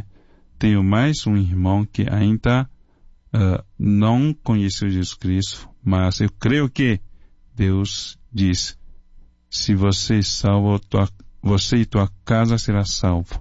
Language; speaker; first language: Portuguese; non-native, fluent; Chinese